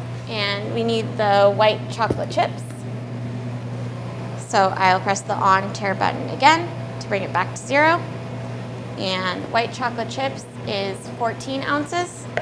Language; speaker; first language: English; native; English